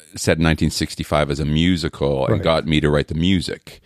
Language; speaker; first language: English; native; English